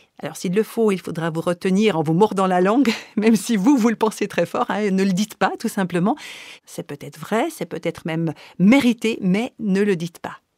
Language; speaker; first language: French; native; French